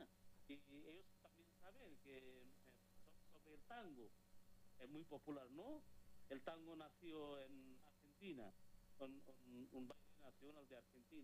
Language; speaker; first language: Spanish; non-native, fluent; Bangla